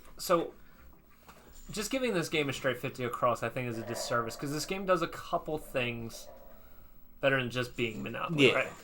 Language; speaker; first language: English; native; English